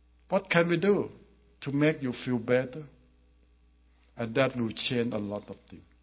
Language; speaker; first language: English; non-native, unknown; Thai